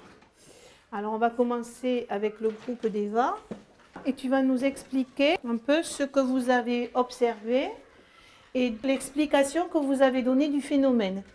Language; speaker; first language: French; native; French